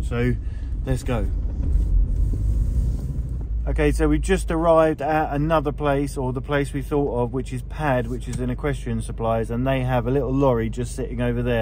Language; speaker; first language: English; native; English